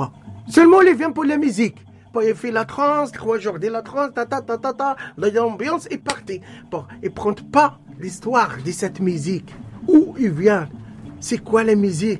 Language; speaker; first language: French; non-native, learner; Arabic